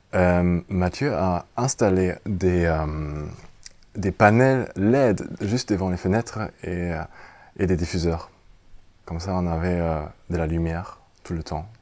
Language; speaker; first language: French; non-native, fluent; German